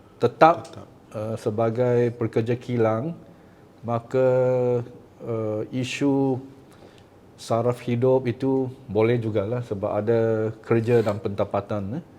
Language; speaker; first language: Malay; non-native, local second language; Cantonese